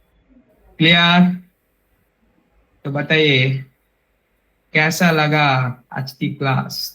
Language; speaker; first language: Hindi; non-native, fluent; Bangla